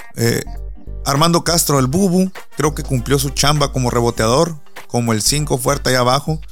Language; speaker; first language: Spanish; native; Spanish